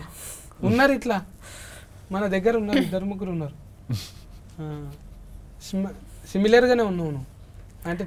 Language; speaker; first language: Telugu; native; Telugu